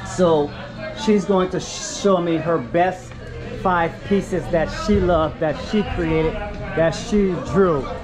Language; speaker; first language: English; native; English